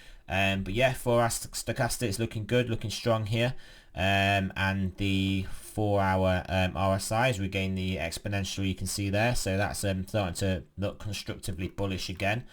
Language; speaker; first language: English; native; English